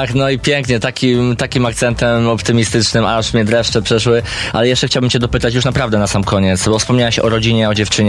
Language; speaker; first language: Polish; native; Polish